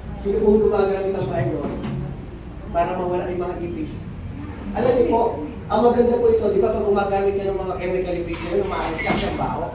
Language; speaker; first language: Filipino; native; Filipino